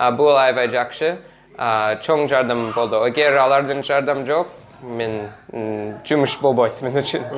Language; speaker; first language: Kyrgyz; non-native, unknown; English